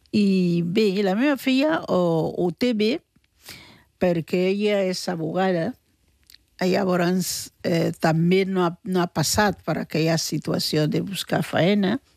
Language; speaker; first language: Catalan; non-native, fluent; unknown